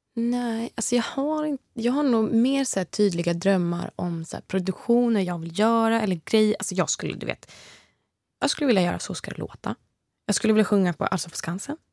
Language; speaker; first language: Swedish; native; Swedish